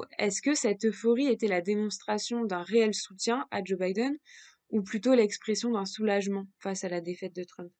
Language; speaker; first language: French; native; French